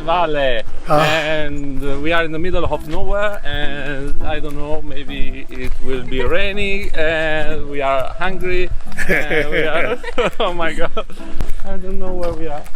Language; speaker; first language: English; non-native, learner; Italian